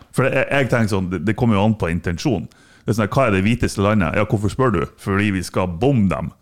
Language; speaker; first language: Norwegian; native; Norwegian